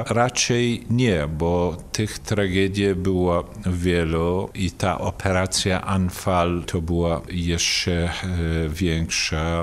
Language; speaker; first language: Polish; non-native, fluent; Kurdish